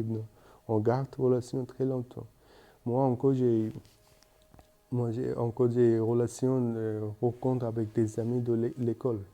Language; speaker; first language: French; non-native, learner; Bangla